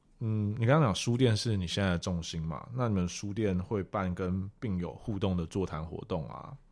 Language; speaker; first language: Chinese; native; Chinese